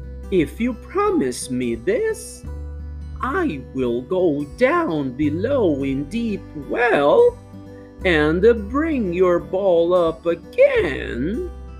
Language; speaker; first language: English; non-native, fluent; Portuguese